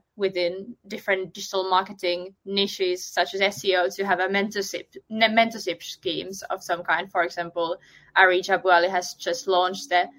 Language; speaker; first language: English; non-native, fluent; Finnish